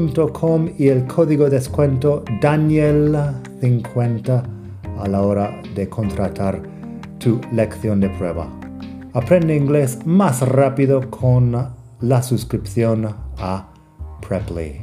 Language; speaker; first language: Spanish; non-native, fluent; English